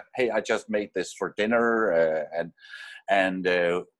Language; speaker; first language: English; non-native, fluent; Danish